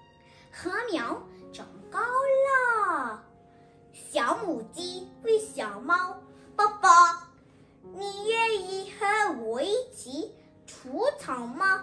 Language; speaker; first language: Chinese; non-native, learner; English